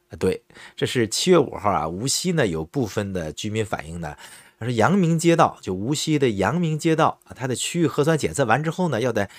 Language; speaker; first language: Chinese; native; Chinese